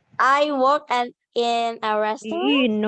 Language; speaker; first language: English; non-native, learner; Indonesian